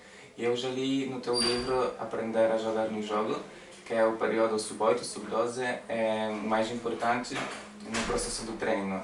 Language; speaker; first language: Portuguese; non-native, learner; Polish